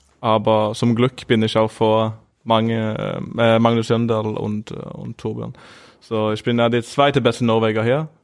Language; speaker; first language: German; non-native, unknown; Norwegian